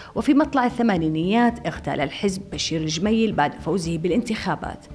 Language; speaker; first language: Arabic; native; Arabic